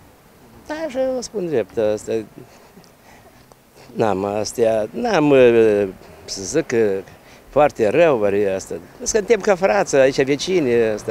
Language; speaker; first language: Romanian; non-native, local second language; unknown